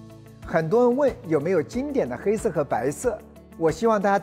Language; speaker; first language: Chinese; native; Chinese